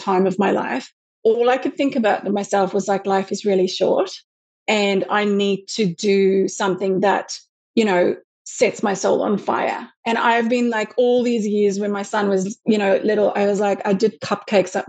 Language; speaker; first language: English; native; English